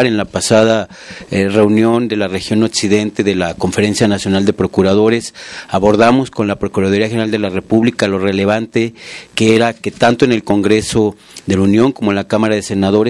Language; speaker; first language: Spanish; native; Spanish